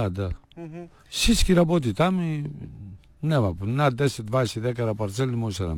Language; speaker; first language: Bulgarian; non-native, learner; Greek